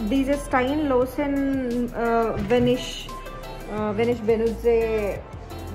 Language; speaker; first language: German; non-native, fluent; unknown